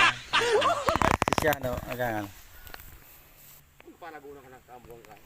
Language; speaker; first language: Filipino; non-native, local second language; Bikol